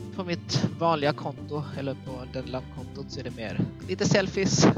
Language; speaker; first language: Swedish; early bilingual, other home language; Vietnamese